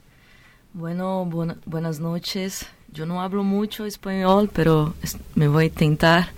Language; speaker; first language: Spanish; non-native, learner; Portuguese